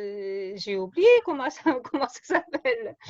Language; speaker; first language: French; non-native, fluent; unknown